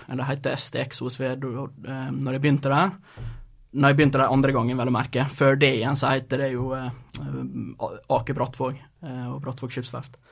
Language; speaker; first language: Norwegian; early bilingual, other home language; Swedish